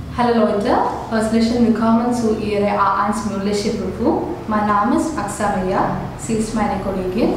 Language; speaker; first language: German; non-native, learner; Malayalam